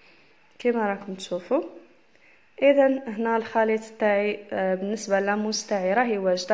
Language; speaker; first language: Arabic; native; Arabic